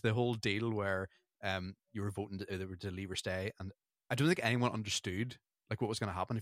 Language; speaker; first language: English; native; English